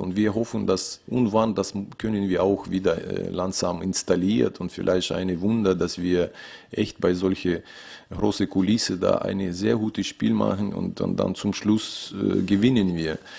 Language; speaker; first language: German; non-native, learner; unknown